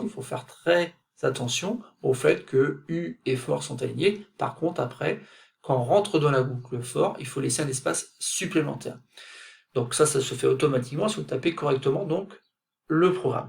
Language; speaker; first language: French; native; French